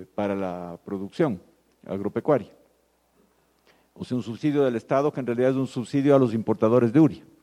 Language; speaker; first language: Spanish; native; Spanish